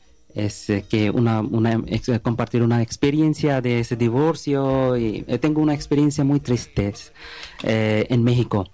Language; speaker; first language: Spanish; non-native, learner; Bangla